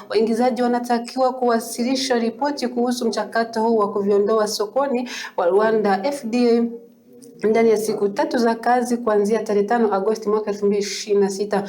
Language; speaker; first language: Swahili; non-native, local second language; Kinyarwanda